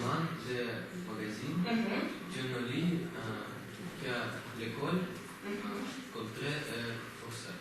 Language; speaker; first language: French; non-native, learner; Russian